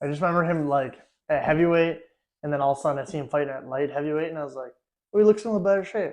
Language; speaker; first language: English; native; English